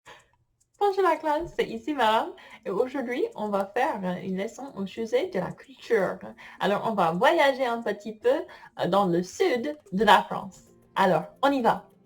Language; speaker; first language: French; non-native, fluent; English